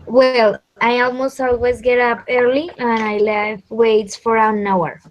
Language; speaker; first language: English; non-native, learner; Spanish